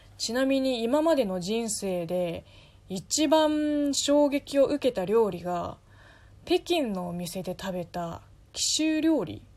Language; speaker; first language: Japanese; non-native, fluent; Chinese